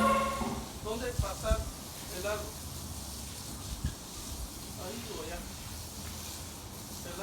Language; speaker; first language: Spanish; non-native, learner; Hindi